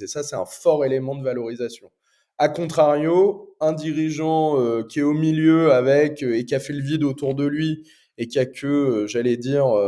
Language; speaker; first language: French; native; French